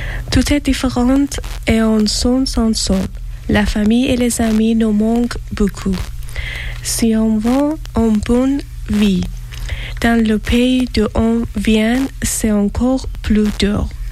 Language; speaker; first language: French; non-native, learner; Persian